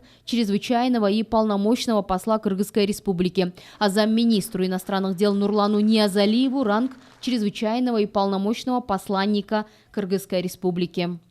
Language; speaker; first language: Russian; native; Russian